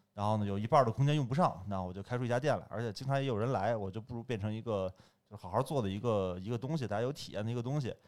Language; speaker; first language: Chinese; native; Chinese